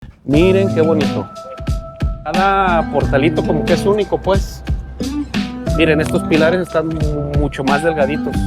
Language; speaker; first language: Spanish; native; Spanish